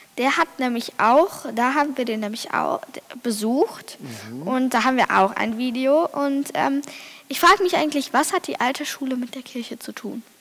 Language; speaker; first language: German; native; German